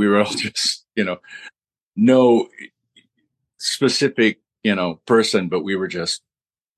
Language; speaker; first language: English; native; English